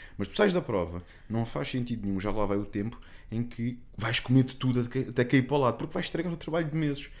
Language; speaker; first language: Portuguese; native; Portuguese